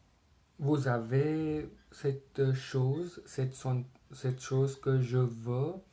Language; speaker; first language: French; non-native, learner; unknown